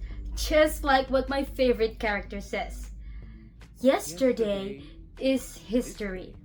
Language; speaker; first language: English; non-native, learner; Indonesian